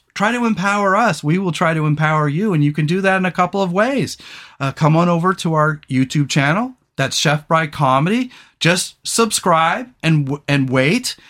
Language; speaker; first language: English; native; English